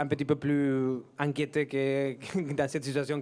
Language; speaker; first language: French; non-native, fluent; Spanish